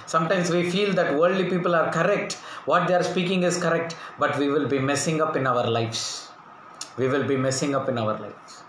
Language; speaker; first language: English; non-native, local second language; Telugu